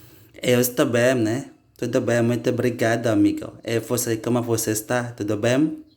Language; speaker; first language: Portuguese; non-native, learner; Indonesian